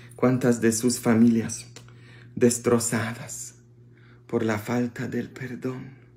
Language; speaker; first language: Spanish; non-native, fluent; Polish